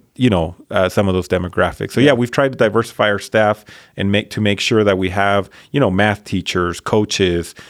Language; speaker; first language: English; early bilingual, other home language; Spanish